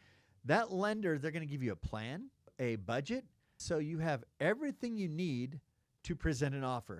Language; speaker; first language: English; native; English